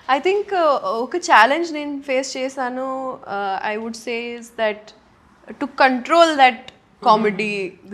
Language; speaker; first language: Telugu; non-native, local second language; Urdu